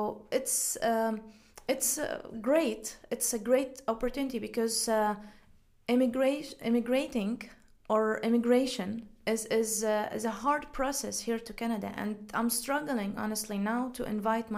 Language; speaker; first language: English; non-native, fluent; Arabic